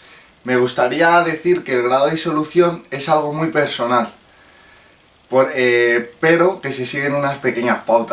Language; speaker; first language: Spanish; native; Spanish